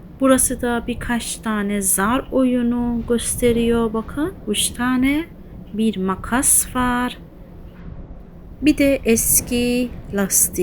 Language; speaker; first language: Turkish; non-native, fluent; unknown